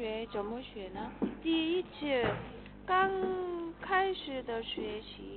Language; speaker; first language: Chinese; non-native, learner; Korean